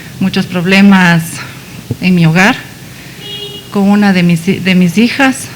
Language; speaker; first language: Spanish; native; Spanish